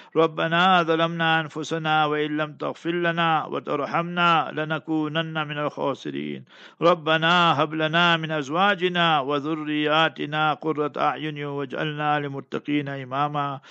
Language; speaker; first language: Arabic; non-native, fluent; English